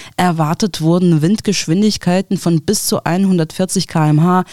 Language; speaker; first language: German; early bilingual, other home language; Russian